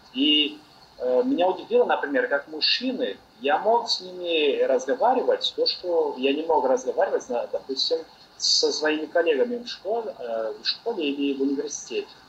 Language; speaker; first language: Russian; non-native, learner; Portuguese